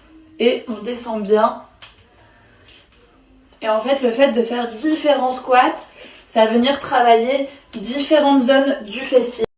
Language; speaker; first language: French; native; French